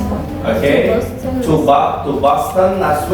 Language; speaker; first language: English; non-native, fluent; Indonesian